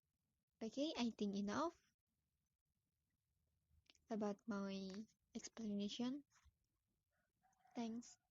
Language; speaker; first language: English; non-native, learner; Indonesian